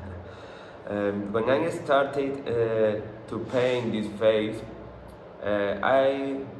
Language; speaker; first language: English; non-native, learner; Spanish